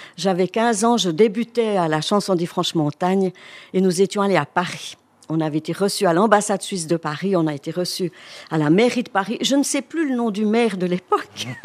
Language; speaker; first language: French; native; French